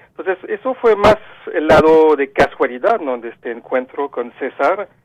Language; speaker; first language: Spanish; non-native, fluent; French